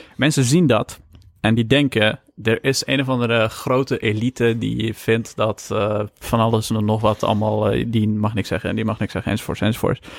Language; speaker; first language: Dutch; early bilingual, other home language; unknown